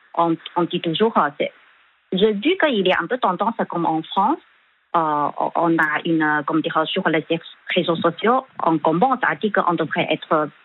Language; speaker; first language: French; non-native, fluent; Chinese